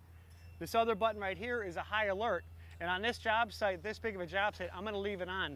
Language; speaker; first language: English; native; English